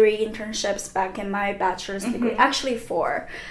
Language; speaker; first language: English; non-native, fluent; Chinese